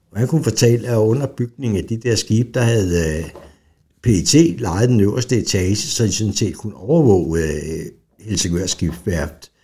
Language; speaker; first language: Danish; native; Danish